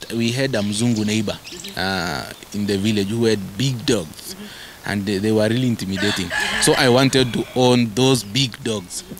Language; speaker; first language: English; non-native, local second language; Masai